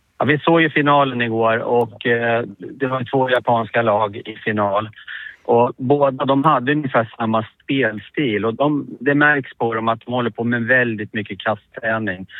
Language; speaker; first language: Swedish; native; Swedish